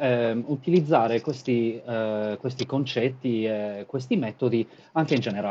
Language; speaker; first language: Italian; native; Italian